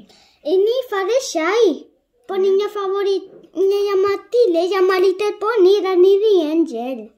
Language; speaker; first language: Indonesian; early bilingual, heritage; Spanish